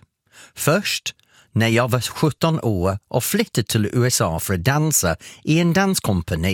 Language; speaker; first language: Swedish; non-native, fluent; English